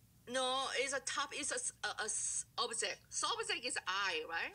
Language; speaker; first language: English; non-native, fluent; Korean